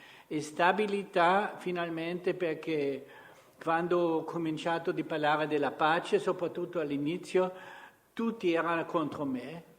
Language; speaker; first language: Italian; non-native, fluent; German